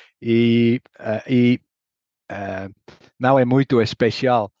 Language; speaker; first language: Portuguese; non-native, learner; Dutch